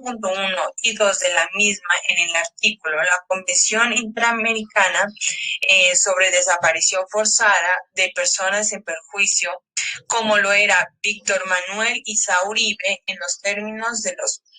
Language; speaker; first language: Spanish; native; Spanish